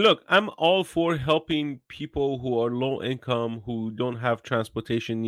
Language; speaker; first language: English; non-native, fluent; Persian